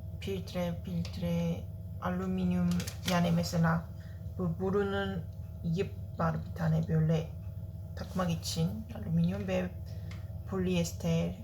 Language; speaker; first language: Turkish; non-native, learner; Korean